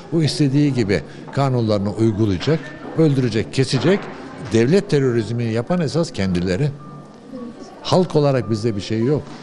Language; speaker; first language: Turkish; early bilingual, other home language; Uyghur